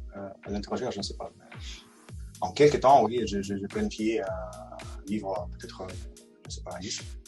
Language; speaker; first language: French; non-native, learner; Russian